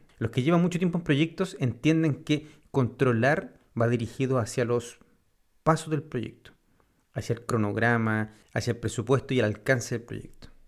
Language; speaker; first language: Spanish; native; Spanish